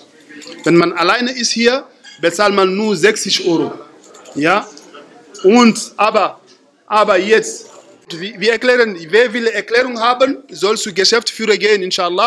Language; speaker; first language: German; non-native, fluent; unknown